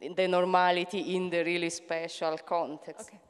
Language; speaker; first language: English; non-native, fluent; Italian